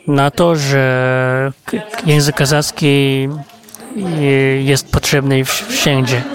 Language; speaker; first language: Polish; non-native, fluent; Kazakh